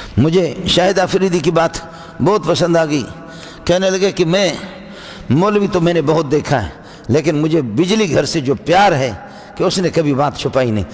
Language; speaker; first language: Urdu; non-native, local second language; Brahui